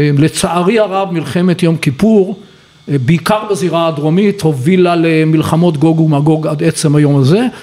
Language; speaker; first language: Hebrew; native; Hebrew